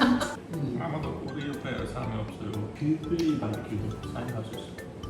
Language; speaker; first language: Korean; non-native, learner; Hungarian